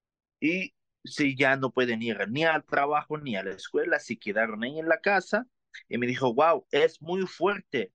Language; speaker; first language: Spanish; non-native, learner; Arabic